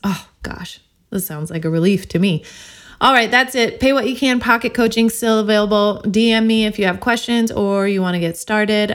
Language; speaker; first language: English; native; English